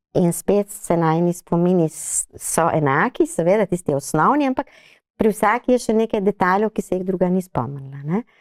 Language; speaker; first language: Slovenian; native; Slovenian